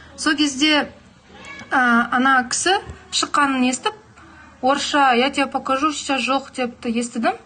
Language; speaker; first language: Kazakh; native; Kazakh